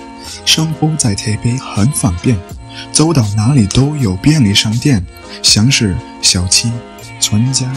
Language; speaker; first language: Chinese; non-native, learner; English